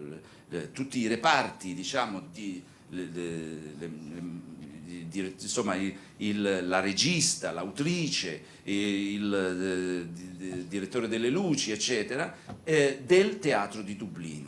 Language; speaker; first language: Italian; native; Italian